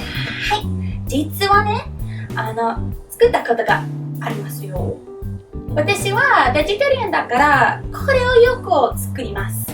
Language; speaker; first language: Japanese; non-native, learner; English